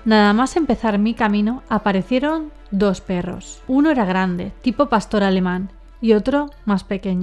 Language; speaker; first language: Spanish; native; Spanish